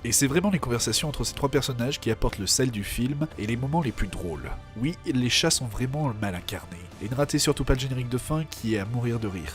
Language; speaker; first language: French; native; French